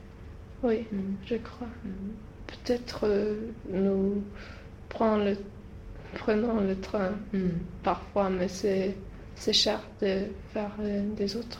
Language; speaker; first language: French; non-native, learner; Swedish